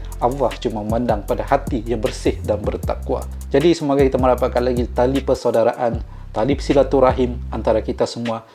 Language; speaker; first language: Malay; native; Malay